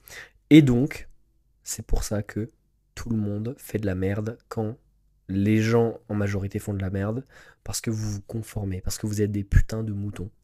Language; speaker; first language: French; native; French